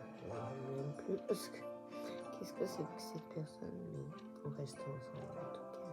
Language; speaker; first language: French; non-native, learner; Japanese